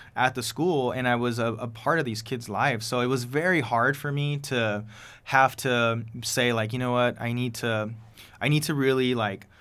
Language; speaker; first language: English; early bilingual, other home language; Spanish